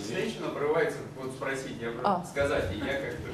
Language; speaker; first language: Russian; native; Russian